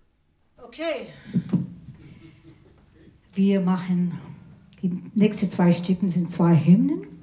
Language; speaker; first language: German; non-native, fluent; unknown